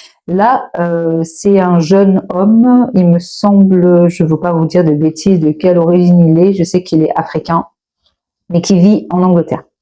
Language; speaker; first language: French; native; French